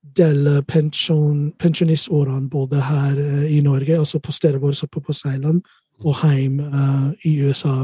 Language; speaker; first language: Norwegian; non-native, fluent; English